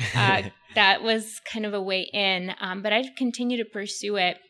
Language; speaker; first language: English; early bilingual, other home language; Russian